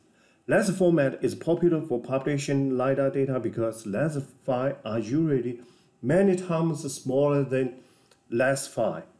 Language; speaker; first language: English; non-native, fluent; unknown